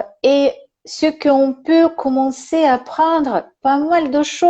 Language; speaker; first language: French; non-native, learner; Russian